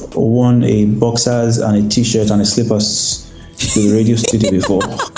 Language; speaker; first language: English; non-native, local second language; Yoruba